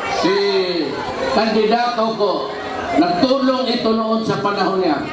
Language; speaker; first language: Filipino; non-native, local second language; Cebuano